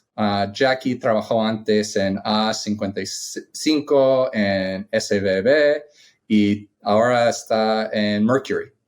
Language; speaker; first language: Spanish; non-native, fluent; English